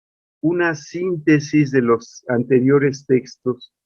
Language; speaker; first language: Spanish; native; Spanish